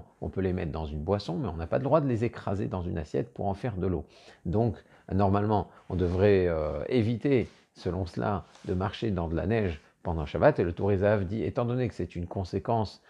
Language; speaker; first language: French; native; French